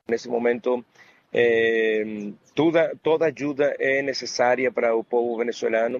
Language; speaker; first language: Portuguese; non-native, fluent; Spanish